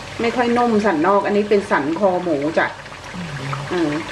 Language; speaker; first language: Thai; native; Thai